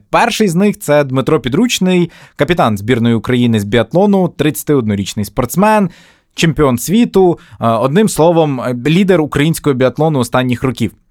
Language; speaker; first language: Ukrainian; native; Ukrainian